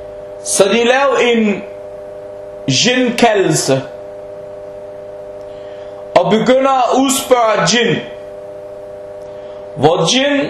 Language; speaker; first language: Danish; early bilingual, heritage; Danish